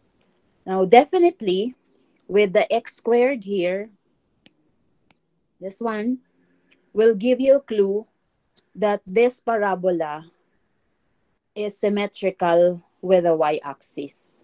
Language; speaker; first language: English; non-native, local second language; Filipino